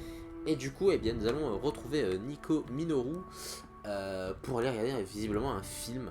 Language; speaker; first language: French; native; French